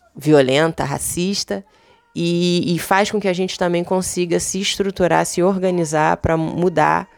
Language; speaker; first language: Portuguese; native; Portuguese